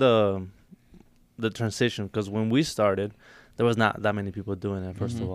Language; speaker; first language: English; non-native, fluent; Spanish